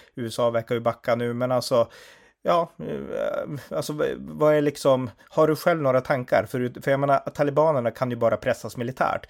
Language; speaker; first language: Swedish; native; Swedish